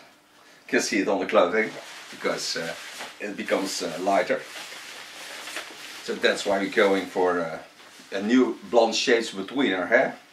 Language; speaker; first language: English; non-native, fluent; Dutch